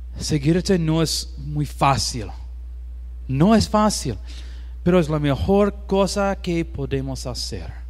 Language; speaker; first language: Spanish; non-native, learner; English